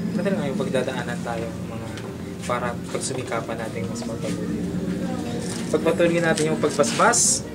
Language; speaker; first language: Filipino; non-native, local second language; Hiligaynon